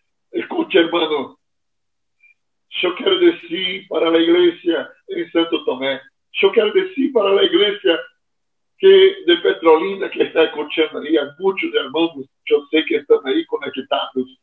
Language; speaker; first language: Spanish; non-native, fluent; Portuguese